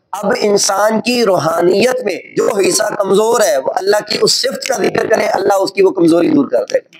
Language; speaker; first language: Urdu; non-native, local second language; Punjabi